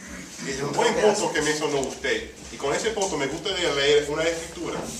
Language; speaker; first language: Spanish; early bilingual, heritage; Spanish